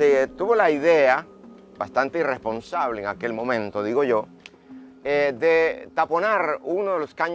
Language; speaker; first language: Spanish; native; Spanish